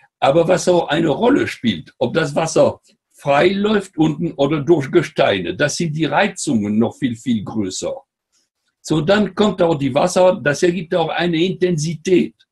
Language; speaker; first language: German; non-native, fluent; French